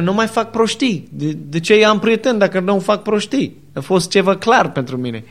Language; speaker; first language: Romanian; non-native, learner; English